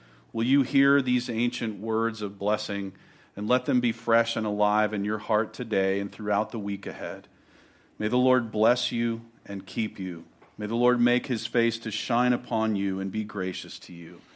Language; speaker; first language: English; native; English